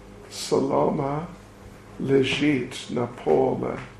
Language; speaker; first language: Russian; non-native, learner; English